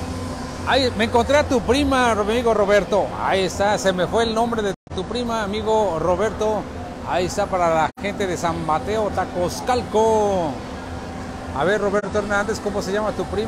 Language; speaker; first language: Spanish; native; Spanish